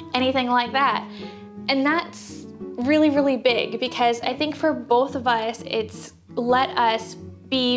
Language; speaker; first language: English; native; English